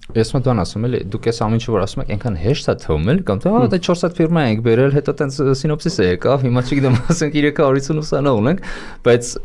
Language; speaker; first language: Armenian; native; Armenian